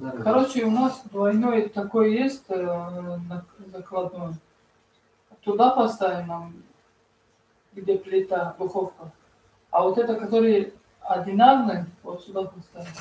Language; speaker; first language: Russian; non-native, fluent; Tajik